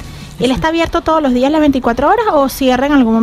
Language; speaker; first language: Spanish; native; Spanish